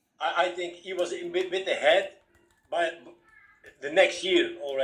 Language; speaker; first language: English; non-native, fluent; Dutch